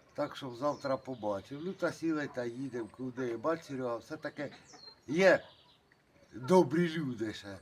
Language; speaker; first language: Ukrainian; native; Ukrainian